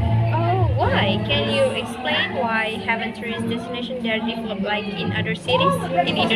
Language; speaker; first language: English; non-native, learner; Indonesian